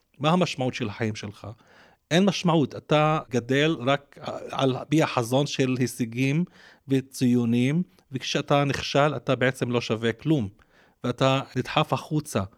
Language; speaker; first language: Hebrew; non-native, local second language; Arabic